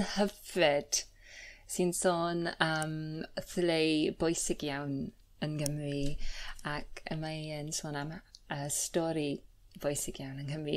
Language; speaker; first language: Welsh; non-native, learner; English